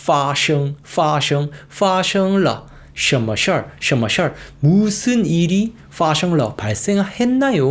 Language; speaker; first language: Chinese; non-native, fluent; Korean